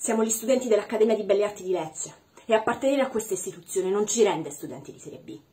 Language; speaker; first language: Italian; native; Italian